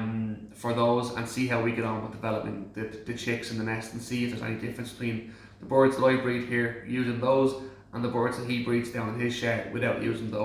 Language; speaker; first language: English; native; English